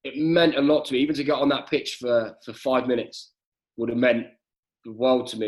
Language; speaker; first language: English; native; English